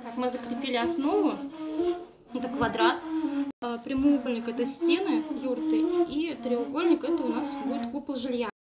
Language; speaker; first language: Russian; non-native, local second language; Bashkir